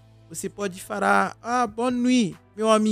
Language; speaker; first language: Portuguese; non-native, fluent; Haitian Creole